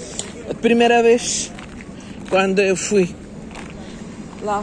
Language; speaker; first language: Portuguese; non-native, fluent; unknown